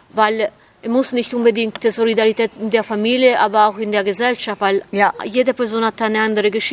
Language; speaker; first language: German; non-native, fluent; Italian